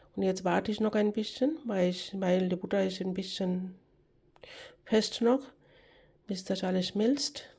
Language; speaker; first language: German; non-native, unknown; Bangla